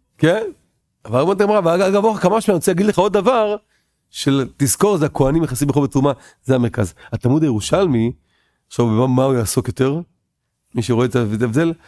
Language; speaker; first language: Hebrew; native; Hebrew